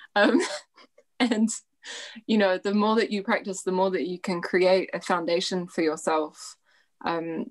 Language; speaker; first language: English; native; English